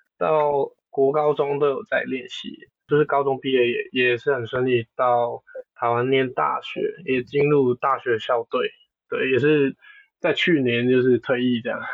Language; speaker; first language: Chinese; non-native, local second language; Cantonese